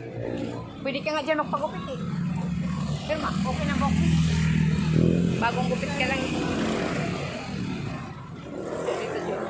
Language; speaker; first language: Filipino; non-native, local second language; Cebuano